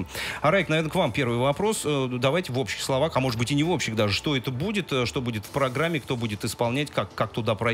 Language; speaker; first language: Russian; native; Russian